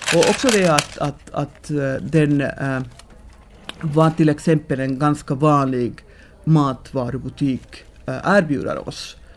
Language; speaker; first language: Swedish; non-native, local second language; Finnish